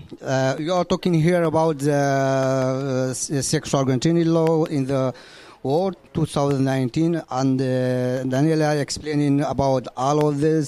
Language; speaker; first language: English; non-native, learner; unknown